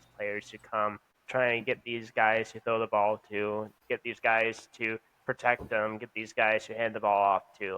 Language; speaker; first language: English; native; English